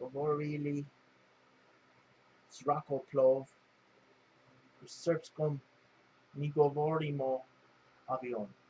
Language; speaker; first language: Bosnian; non-native, learner; English